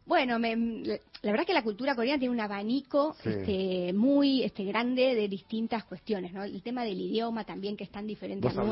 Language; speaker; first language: Spanish; native; Spanish